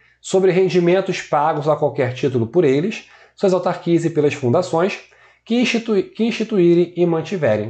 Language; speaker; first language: Portuguese; native; Portuguese